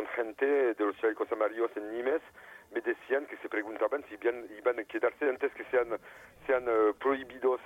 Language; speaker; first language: Spanish; non-native, fluent; French